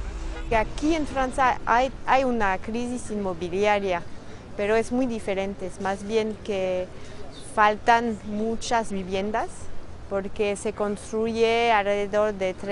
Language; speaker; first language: Spanish; non-native, fluent; French